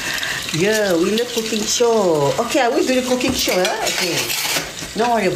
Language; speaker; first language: English; non-native, learner; Malay